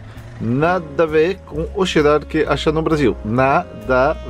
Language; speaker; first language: Portuguese; non-native, fluent; French